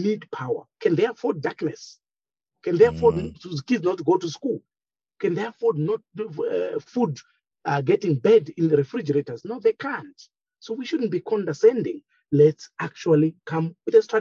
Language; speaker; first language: English; non-native, local second language; Shona